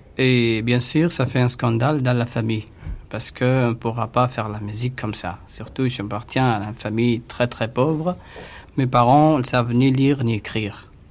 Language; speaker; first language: French; non-native, fluent; Arabic